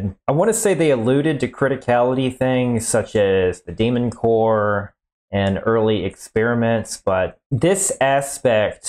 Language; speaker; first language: English; native; English